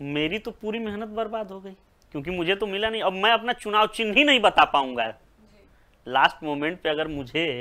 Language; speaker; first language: Hindi; native; Hindi